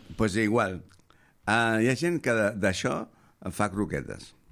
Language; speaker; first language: Catalan; native; Catalan